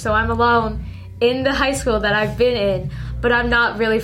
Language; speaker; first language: English; early bilingual, other home language; Min Nan Chinese